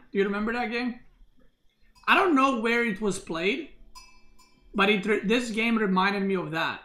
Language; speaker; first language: English; non-native, fluent; Serbian